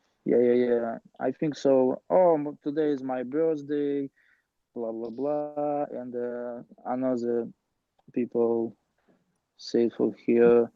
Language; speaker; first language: English; non-native, learner; Russian